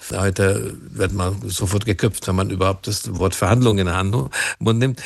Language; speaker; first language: German; non-native, fluent; Hungarian